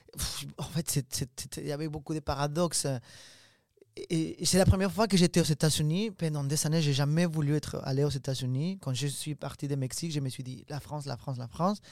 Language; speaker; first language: French; non-native, fluent; Spanish